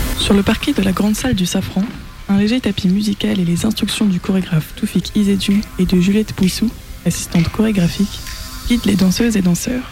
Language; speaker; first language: French; native; French